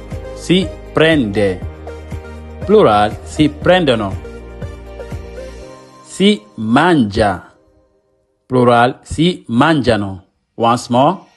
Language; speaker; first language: Italian; non-native, fluent; Mandingo